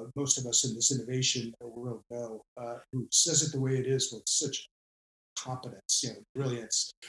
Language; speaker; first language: English; native; English